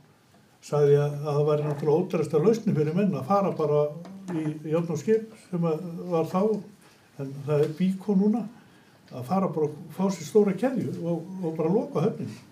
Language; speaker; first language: Icelandic; native; Icelandic